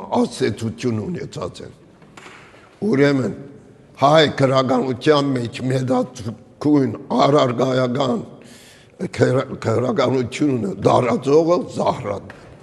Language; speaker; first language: Armenian; early bilingual, heritage; Armenian